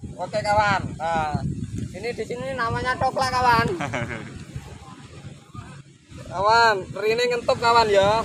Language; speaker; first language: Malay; non-native, local second language; Javanese